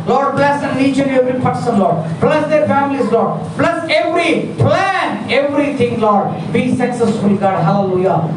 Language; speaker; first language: English; non-native, local second language; Telugu